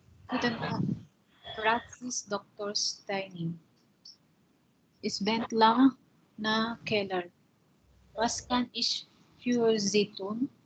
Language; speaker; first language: German; non-native, learner; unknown